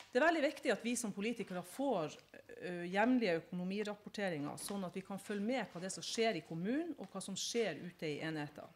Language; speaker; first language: Norwegian; native; Norwegian